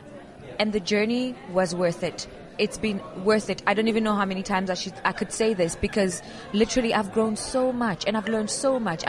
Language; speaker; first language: English; non-native, local second language; Venda